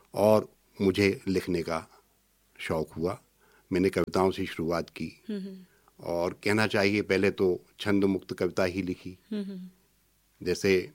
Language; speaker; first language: Hindi; native; Hindi